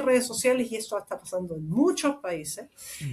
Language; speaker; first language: Spanish; native; Spanish